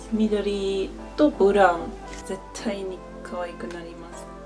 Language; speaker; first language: Japanese; non-native, fluent; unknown